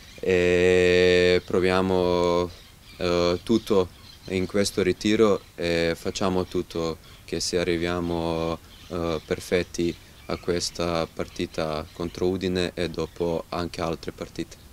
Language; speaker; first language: Italian; non-native, learner; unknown